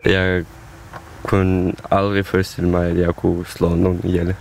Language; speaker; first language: Danish; non-native, fluent; Ukrainian